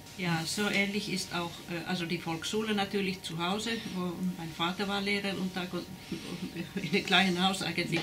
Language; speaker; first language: German; non-native, fluent; Finnish